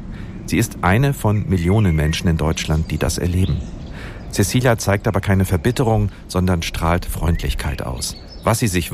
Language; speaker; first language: German; native; German